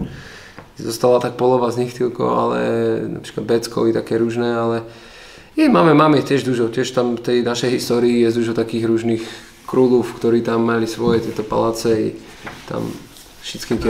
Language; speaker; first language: Polish; non-native, learner; Slovak